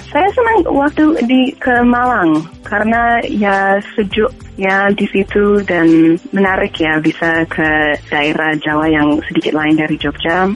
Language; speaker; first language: Indonesian; non-native, fluent; English